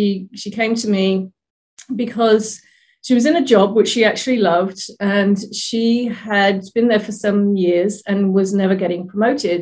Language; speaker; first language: English; native; English